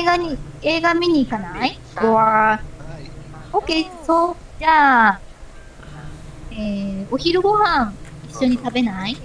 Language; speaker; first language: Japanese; non-native, learner; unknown